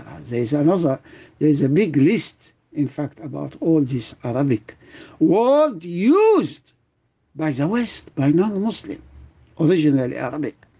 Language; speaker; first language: English; non-native, fluent; Arabic